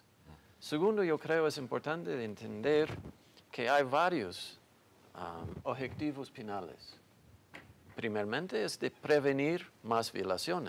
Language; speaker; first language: Spanish; non-native, fluent; English